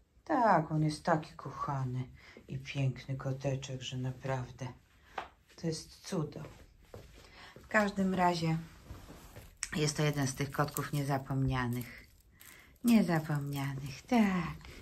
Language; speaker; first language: Polish; native; Polish